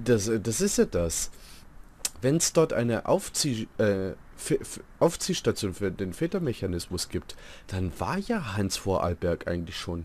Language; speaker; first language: German; native; German